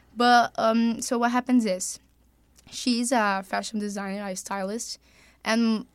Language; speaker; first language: English; non-native, fluent; Portuguese